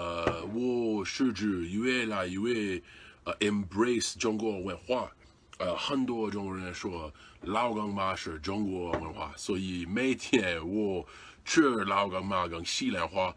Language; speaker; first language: Chinese; non-native, learner; English